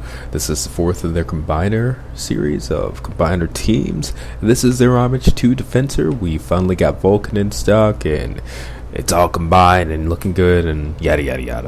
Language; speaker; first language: English; native; English